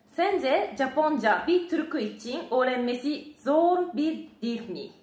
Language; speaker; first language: Turkish; non-native, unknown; Japanese